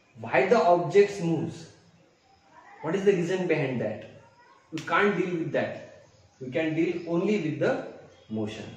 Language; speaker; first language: English; non-native, local second language; Marathi